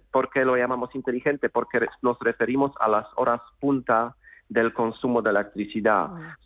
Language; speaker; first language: Spanish; non-native, fluent; Polish